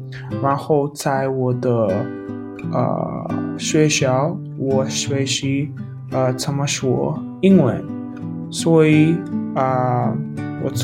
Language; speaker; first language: Chinese; non-native, learner; Russian